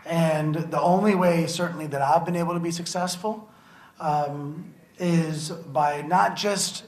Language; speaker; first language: English; native; English